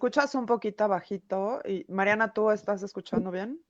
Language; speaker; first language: Spanish; native; Spanish